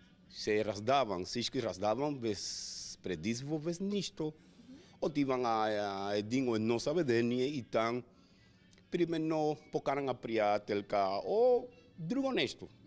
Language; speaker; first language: Bulgarian; non-native, learner; Spanish